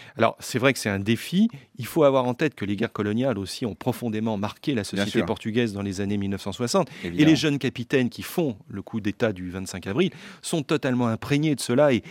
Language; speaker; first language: French; native; French